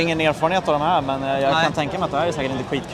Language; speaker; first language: Swedish; native; Swedish